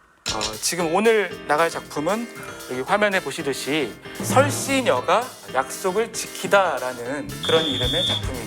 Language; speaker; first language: Korean; native; Korean